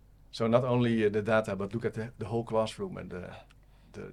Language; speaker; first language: English; non-native, fluent; Dutch